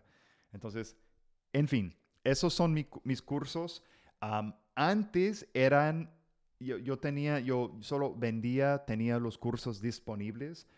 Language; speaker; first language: Spanish; non-native, fluent; English